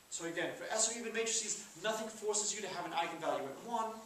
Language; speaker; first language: English; native; English